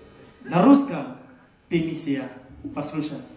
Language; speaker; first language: Russian; non-native, fluent; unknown